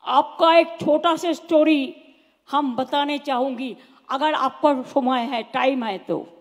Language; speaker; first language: Hindi; non-native, local second language; Bangla